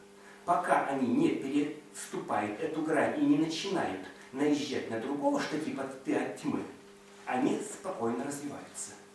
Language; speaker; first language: Russian; native; Russian